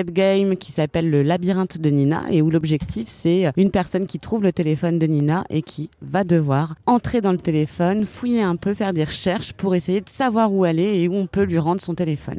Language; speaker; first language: French; native; French